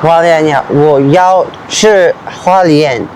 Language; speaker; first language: Chinese; non-native, learner; Filipino